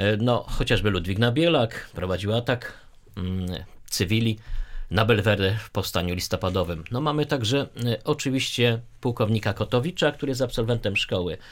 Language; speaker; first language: Polish; native; Polish